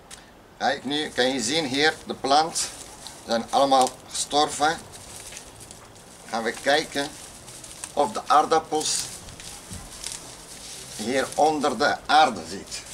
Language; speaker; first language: Dutch; non-native, learner; Arabic